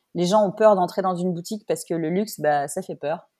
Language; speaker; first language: French; native; French